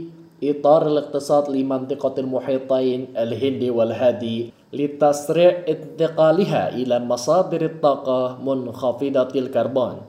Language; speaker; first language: Arabic; non-native, fluent; Indonesian